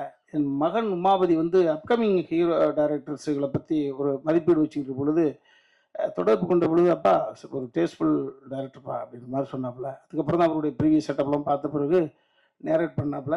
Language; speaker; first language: Tamil; native; Tamil